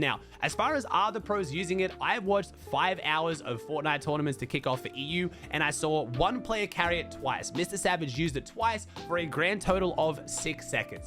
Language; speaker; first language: English; native; English